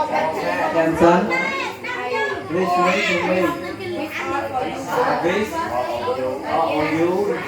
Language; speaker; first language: English; non-native, learner; Khmer